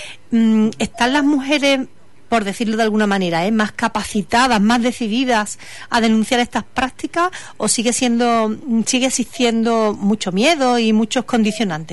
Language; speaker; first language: Spanish; native; Spanish